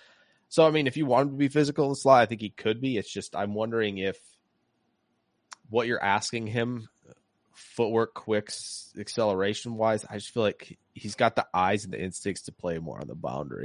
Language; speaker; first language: English; native; English